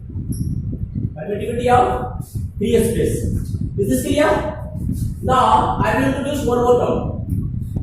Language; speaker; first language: English; non-native, local second language; Hindi